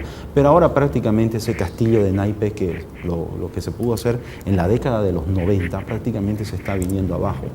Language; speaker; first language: Spanish; native; Spanish